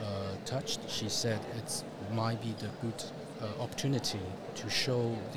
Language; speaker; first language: English; non-native, fluent; Chinese